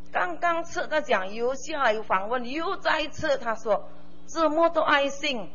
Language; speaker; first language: Chinese; early bilingual, heritage; Chinese